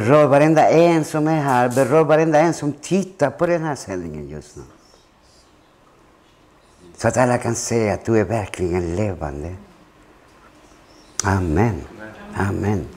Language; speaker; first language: Swedish; non-native, fluent; Spanish